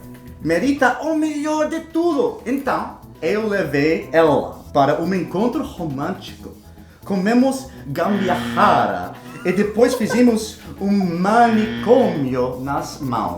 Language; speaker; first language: Portuguese; non-native, fluent; English